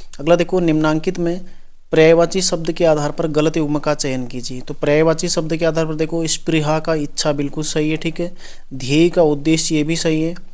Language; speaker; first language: Hindi; native; Hindi